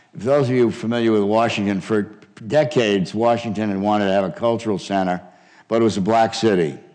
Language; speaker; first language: English; native; English